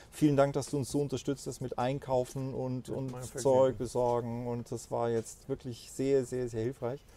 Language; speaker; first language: German; native; German